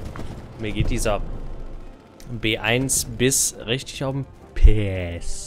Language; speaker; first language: German; native; German